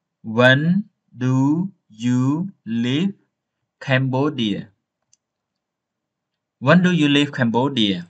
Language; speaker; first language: English; non-native, learner; Khmer